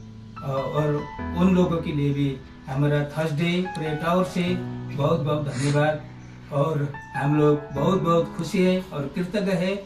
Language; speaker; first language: Hindi; non-native, local second language; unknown